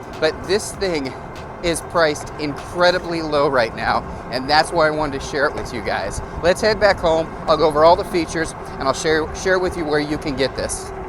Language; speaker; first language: English; native; English